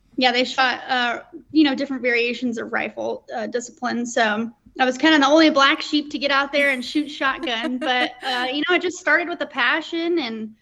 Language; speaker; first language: English; native; English